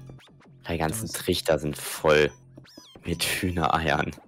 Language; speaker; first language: German; native; German